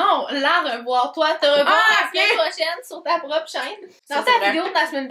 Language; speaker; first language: French; native; French